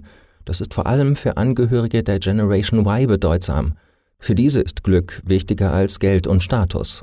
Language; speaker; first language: German; native; German